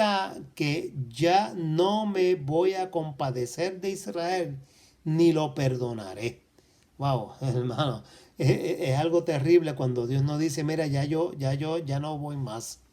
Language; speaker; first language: Spanish; native; Spanish